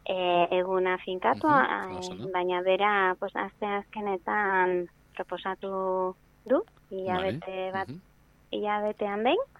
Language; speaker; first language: Basque; non-native, learner; Spanish